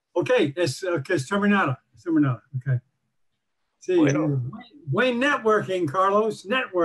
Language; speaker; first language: Spanish; non-native, learner; English